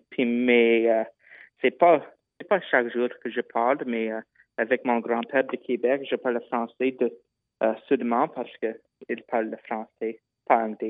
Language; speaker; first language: French; non-native, local second language; English